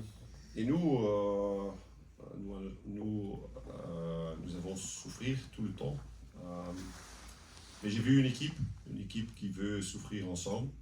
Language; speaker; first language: French; non-native, local second language; Dutch